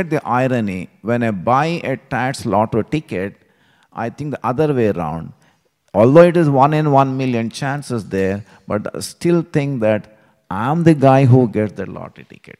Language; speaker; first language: English; non-native, local second language; Telugu